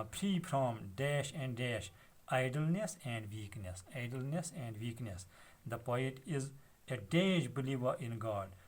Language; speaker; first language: English; non-native, local second language; Kashmiri